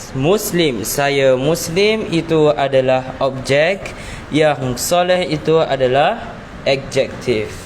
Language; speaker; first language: Malay; native; Malay